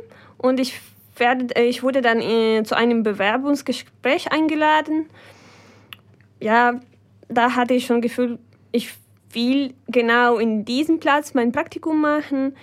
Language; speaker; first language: German; non-native, fluent; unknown